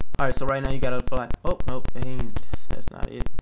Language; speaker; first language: English; native; English